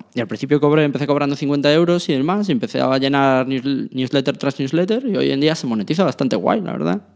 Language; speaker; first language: Spanish; native; Spanish